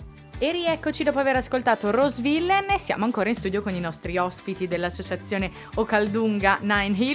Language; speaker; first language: Italian; native; Italian